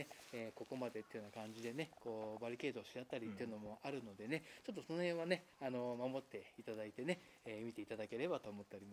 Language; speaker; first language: Japanese; native; Japanese